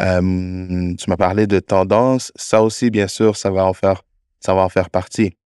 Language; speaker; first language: French; native; French